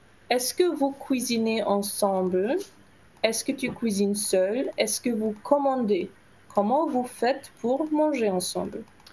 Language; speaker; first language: French; native; French